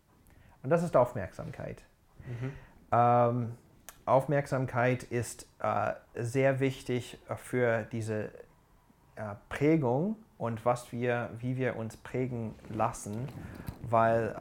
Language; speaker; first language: German; non-native, fluent; English